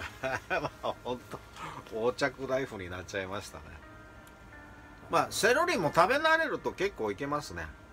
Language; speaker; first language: Japanese; native; Japanese